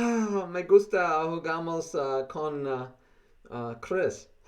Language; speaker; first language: Spanish; non-native, learner; English